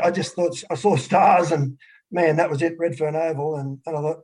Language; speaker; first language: English; native; English